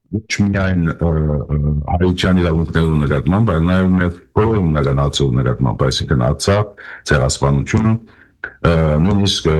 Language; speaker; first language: Armenian; early bilingual, heritage; Armenian